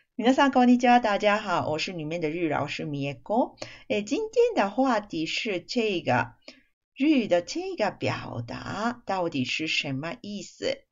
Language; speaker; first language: Chinese; non-native, fluent; Japanese